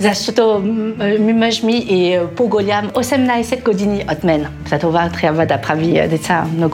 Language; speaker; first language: Bulgarian; non-native, learner; French